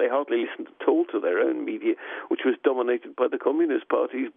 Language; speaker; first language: English; native; English